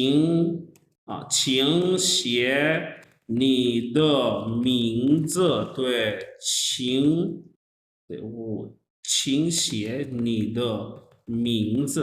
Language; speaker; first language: Chinese; non-native, fluent; Urdu